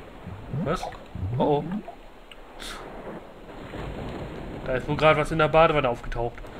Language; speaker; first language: German; native; German